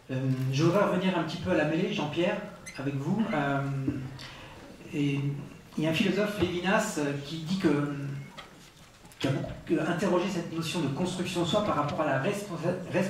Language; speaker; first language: French; native; French